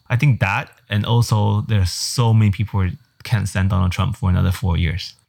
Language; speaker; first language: English; early bilingual, other home language; Chinese